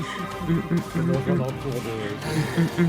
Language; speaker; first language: French; native; French